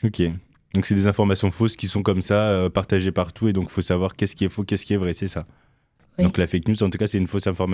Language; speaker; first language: French; native; French